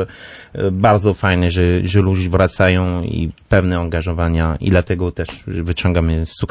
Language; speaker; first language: Polish; non-native, learner; French